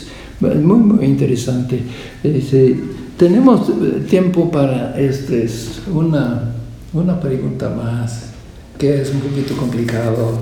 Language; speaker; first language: Spanish; non-native, fluent; English